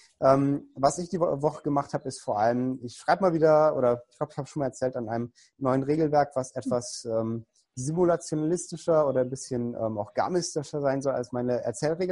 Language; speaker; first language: German; native; German